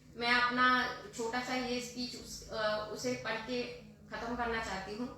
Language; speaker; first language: Hindi; non-native, local second language; Bangla